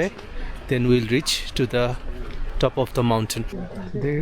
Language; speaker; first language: English; non-native, fluent; Bangla